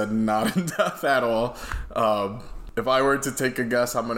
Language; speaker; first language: English; non-native, fluent; Spanish